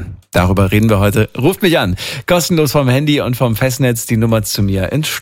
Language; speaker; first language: German; native; German